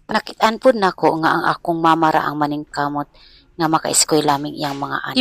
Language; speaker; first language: Cebuano; non-native, local second language; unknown